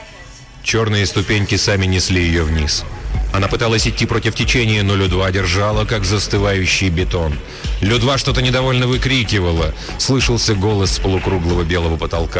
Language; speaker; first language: Russian; native; Russian